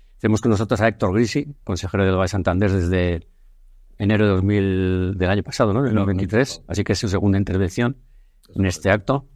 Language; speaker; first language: Spanish; native; Spanish